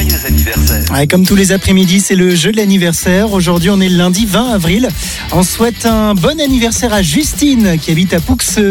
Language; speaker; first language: French; native; French